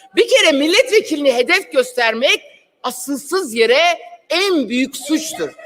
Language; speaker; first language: Turkish; non-native, local second language; Kurdish